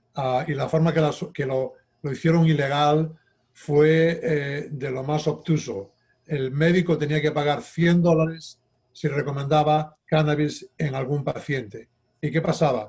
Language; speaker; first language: Spanish; native; Spanish